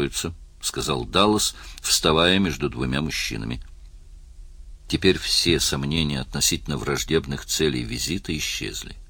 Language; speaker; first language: Russian; native; Russian